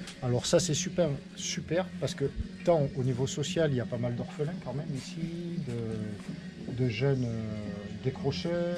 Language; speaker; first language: French; native; French